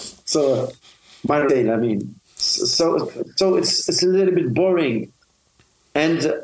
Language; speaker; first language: English; non-native, fluent; Arabic